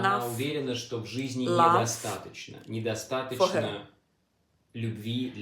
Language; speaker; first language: Russian; native; Russian